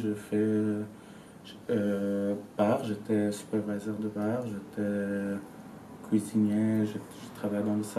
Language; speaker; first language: French; non-native, learner; Arabic